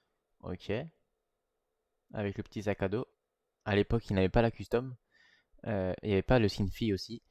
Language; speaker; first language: French; native; French